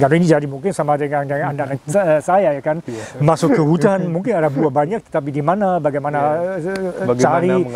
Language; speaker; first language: Indonesian; non-native, fluent; German